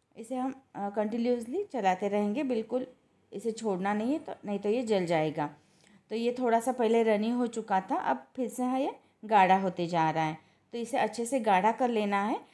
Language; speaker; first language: Hindi; non-native, local second language; Marathi